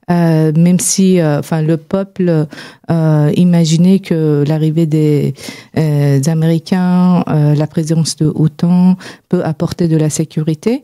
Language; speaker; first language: French; non-native, fluent; Persian